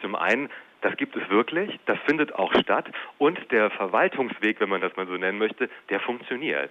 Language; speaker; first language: German; native; German